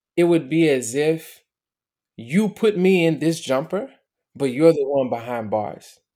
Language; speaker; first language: English; native; English